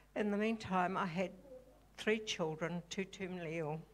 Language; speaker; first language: English; native; English